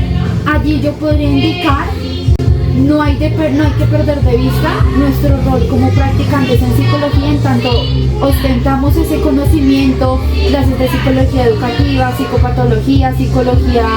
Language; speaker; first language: Spanish; native; Spanish